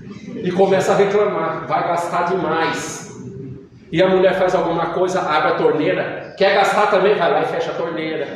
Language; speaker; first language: Portuguese; native; Portuguese